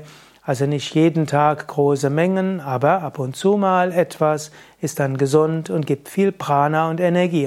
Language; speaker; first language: German; native; German